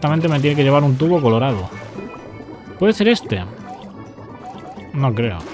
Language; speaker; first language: Spanish; native; Spanish